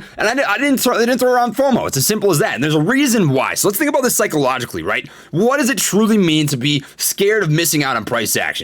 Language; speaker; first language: English; native; English